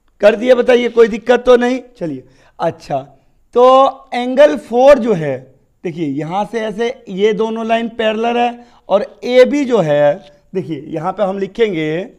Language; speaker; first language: Hindi; native; Hindi